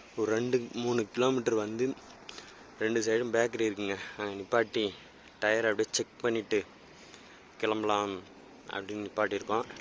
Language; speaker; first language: Tamil; native; Tamil